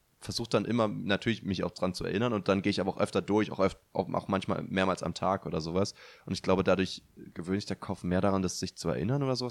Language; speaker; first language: German; native; German